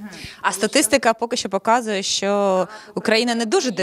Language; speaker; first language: Ukrainian; native; Ukrainian